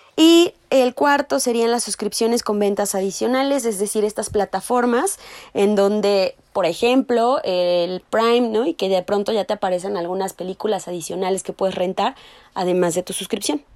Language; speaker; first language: Spanish; native; Spanish